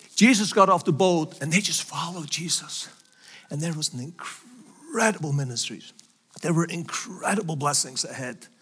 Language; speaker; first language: English; non-native, fluent; Faroese